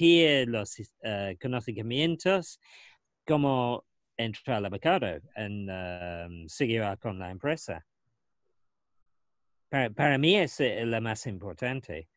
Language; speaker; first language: Spanish; non-native, learner; English